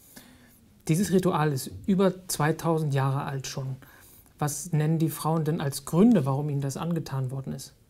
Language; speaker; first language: German; native; German